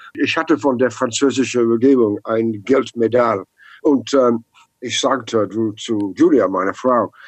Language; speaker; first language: German; non-native, learner; English